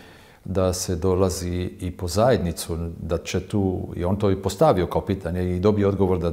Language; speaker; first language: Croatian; non-native, fluent; Hebrew